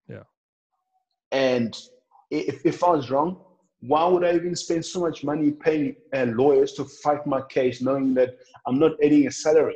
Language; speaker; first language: English; non-native, local second language; Northern Sotho